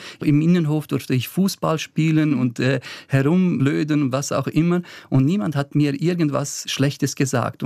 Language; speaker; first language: German; early bilingual, other home language; Bosnian